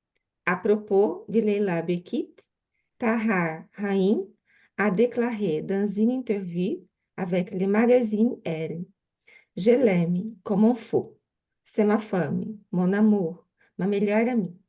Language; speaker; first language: French; non-native, learner; Portuguese